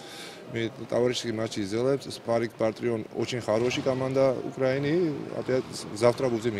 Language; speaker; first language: Russian; non-native, fluent; Georgian